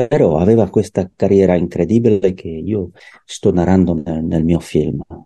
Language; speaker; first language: Italian; non-native, learner; Czech